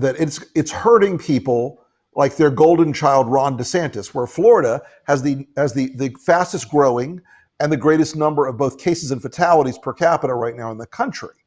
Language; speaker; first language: English; native; English